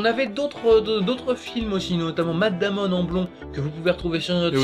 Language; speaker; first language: French; native; French